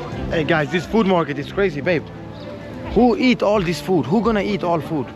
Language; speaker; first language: English; non-native, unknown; Swedish